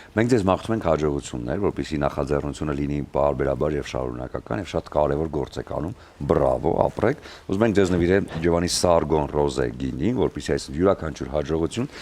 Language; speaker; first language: Armenian; native; Armenian